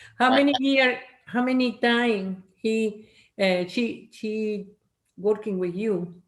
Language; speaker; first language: English; non-native, learner; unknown